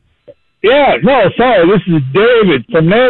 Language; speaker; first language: English; native; English